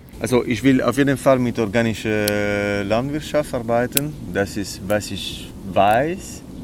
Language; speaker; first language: German; non-native, learner; Italian